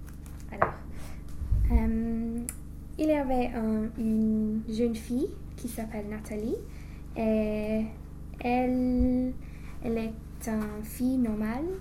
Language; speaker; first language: French; non-native, learner; English